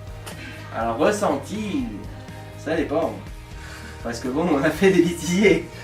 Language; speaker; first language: French; native; French